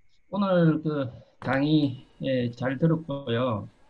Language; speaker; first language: Korean; native; Korean